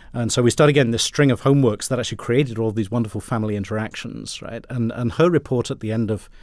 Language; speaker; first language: English; native; English